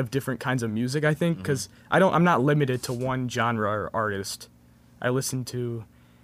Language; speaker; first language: English; native; English